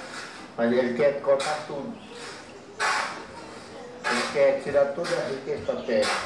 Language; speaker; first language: Portuguese; non-native, local second language; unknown